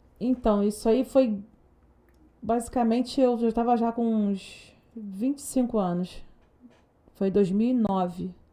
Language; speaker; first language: Portuguese; native; Portuguese